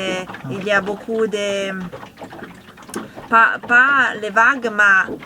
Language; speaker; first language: French; non-native, learner; Italian